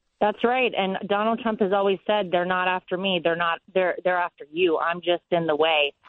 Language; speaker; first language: English; native; English